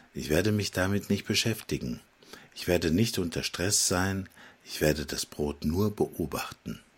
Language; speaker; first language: German; non-native, fluent; Slovak